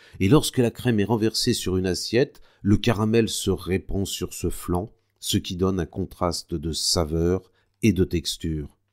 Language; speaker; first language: French; native; French